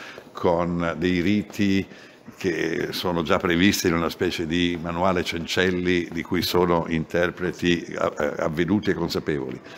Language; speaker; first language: Italian; native; Italian